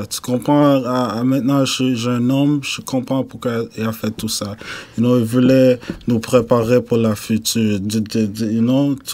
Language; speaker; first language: French; non-native, fluent; English